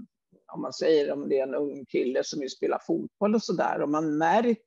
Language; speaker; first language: Swedish; native; Swedish